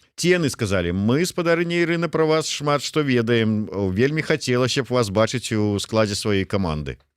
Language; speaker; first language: Belarusian; native; Belarusian